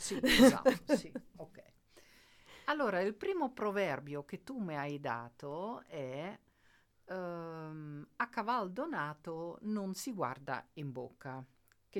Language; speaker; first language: Italian; non-native, fluent; Dutch